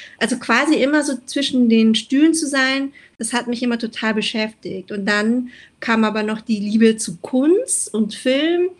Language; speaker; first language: German; early bilingual, other home language; Vietnamese